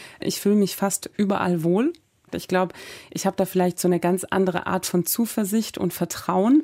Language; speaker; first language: German; early bilingual, other home language; Persian